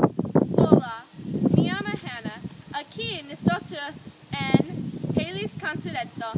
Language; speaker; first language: Spanish; non-native, learner; English